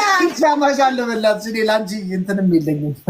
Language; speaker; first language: Amharic; native; Amharic